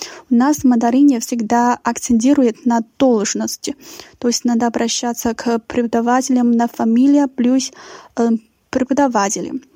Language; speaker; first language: Russian; non-native, fluent; Chinese